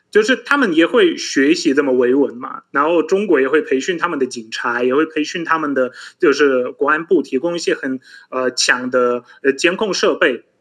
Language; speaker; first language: Chinese; non-native, fluent; Polish